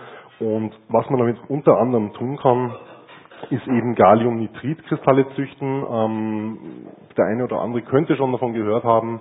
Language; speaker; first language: German; native; German